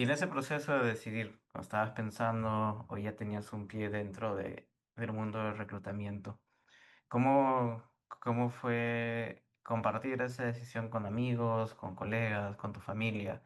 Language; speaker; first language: Spanish; native; Spanish